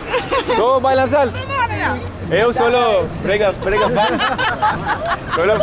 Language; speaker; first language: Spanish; non-native, learner; Greek